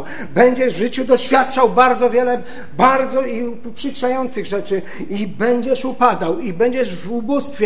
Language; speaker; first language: Polish; native; Polish